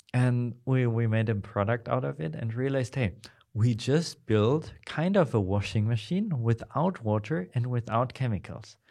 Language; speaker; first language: English; non-native, fluent; German